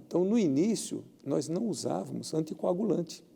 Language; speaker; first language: Portuguese; native; Portuguese